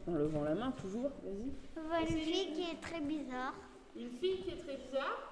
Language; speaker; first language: French; native; French